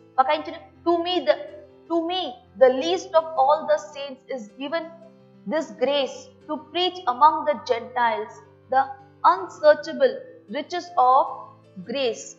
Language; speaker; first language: English; non-native, local second language; Tulu